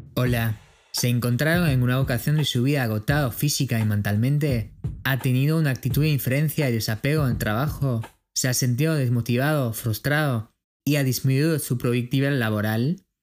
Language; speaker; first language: Spanish; non-native, fluent; French